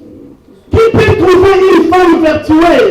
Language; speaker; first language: French; non-native, local second language; Lingala